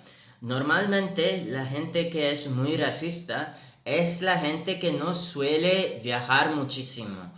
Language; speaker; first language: Spanish; non-native, fluent; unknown